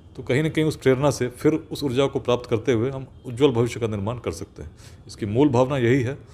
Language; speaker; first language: Hindi; native; Hindi